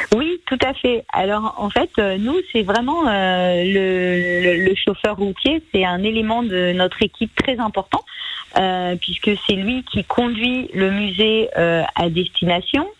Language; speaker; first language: French; native; French